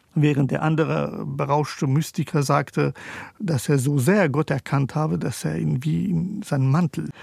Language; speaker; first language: German; early bilingual, other home language; Persian